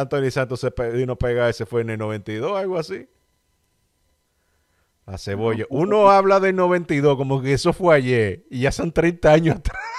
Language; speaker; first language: Spanish; native; Spanish